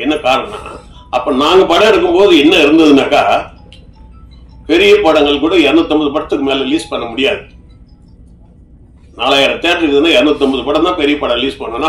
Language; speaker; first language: Tamil; native; Tamil